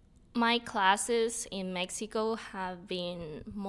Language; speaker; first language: English; non-native, fluent; Spanish